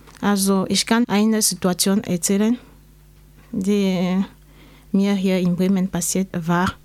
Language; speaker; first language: German; non-native, learner; French